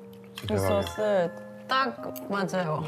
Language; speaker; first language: Korean; non-native, learner; German